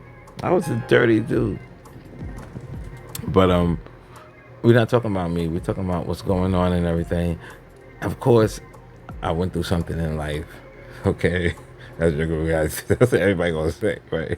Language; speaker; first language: English; native; English